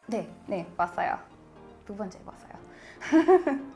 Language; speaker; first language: Korean; non-native, learner; English